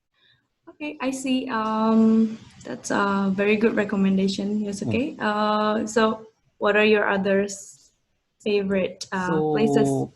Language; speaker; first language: English; non-native, fluent; Indonesian